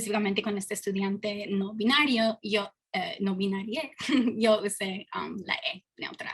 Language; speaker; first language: Spanish; non-native, fluent; English